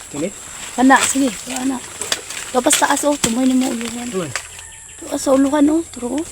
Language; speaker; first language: Filipino; non-native, local second language; Cebuano